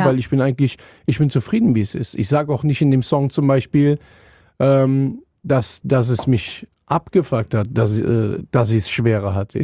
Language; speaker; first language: German; native; German